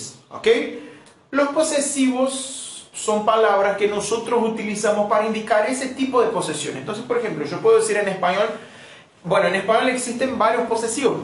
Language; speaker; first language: Spanish; non-native, fluent; Portuguese